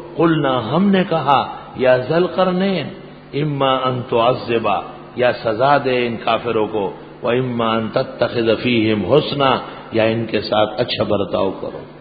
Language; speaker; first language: Urdu; non-native, local second language; Pashto